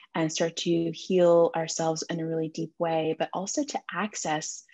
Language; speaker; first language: English; native; English